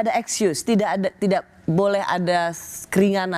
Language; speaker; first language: Indonesian; native; Indonesian